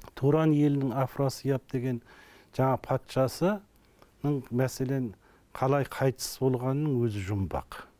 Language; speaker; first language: Kazakh; early bilingual, heritage; Kazakh